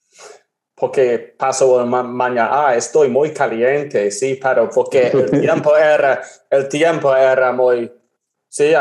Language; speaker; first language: Spanish; non-native, learner; English